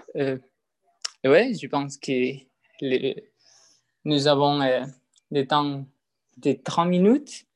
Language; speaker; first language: French; non-native, learner; Spanish